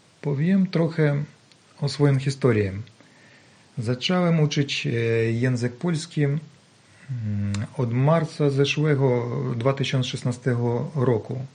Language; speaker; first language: Polish; non-native, learner; Ukrainian